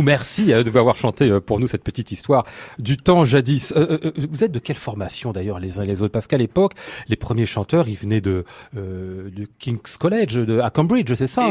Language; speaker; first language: French; native; French